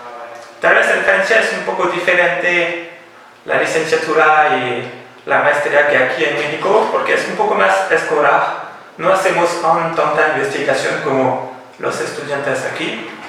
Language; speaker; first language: Spanish; non-native, fluent; French